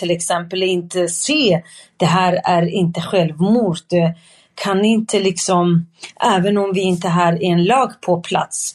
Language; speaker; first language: Swedish; non-native, fluent; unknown